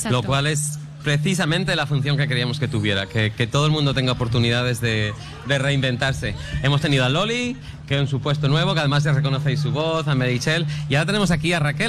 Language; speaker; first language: Spanish; native; Spanish